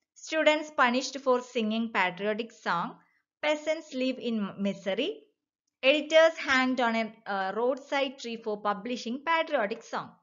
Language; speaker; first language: English; non-native, local second language; Malayalam